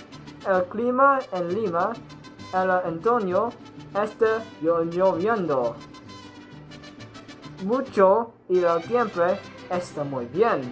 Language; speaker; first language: Spanish; non-native, learner; English